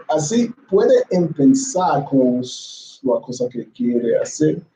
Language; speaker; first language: Spanish; non-native, learner; English